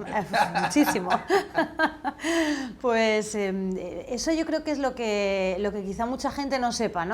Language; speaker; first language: Spanish; native; Spanish